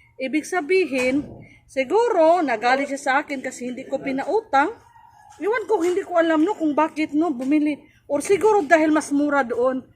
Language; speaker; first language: Filipino; native; Filipino